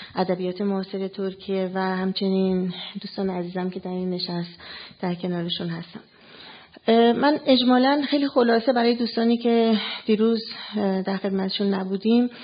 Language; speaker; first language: Persian; native; Persian